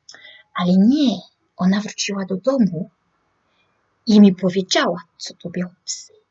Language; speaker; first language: Polish; non-native, learner; French